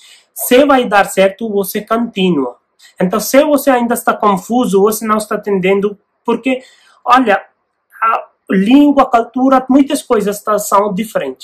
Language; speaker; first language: Portuguese; non-native, learner; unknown